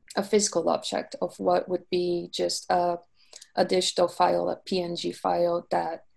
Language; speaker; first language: English; non-native, fluent; Portuguese